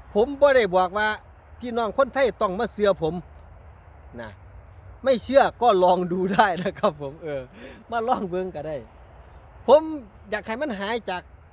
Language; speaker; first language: Thai; native; Thai